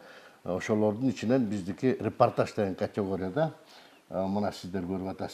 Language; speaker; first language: Kyrgyz; native; Kyrgyz